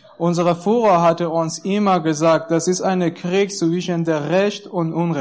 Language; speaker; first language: German; non-native, learner; Persian